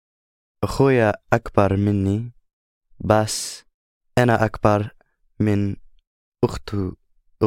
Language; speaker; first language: Arabic; non-native, learner; English